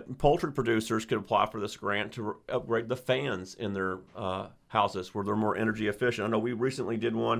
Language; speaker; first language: English; native; English